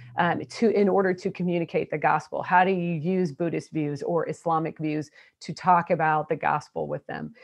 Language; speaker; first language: English; native; English